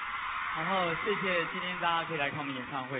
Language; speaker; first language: Chinese; native; Chinese